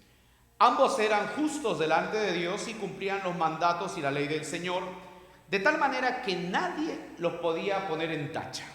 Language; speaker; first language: Spanish; native; Spanish